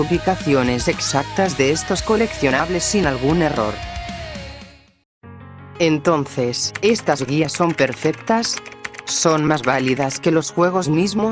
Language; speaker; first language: Spanish; native; Spanish